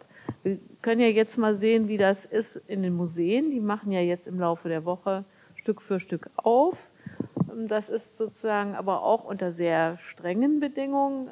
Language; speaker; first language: German; native; German